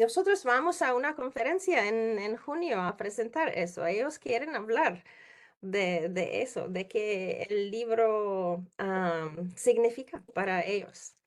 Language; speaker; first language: Spanish; non-native, learner; Czech